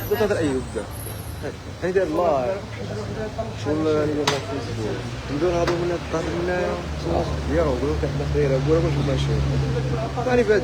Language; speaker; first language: Arabic; native; Arabic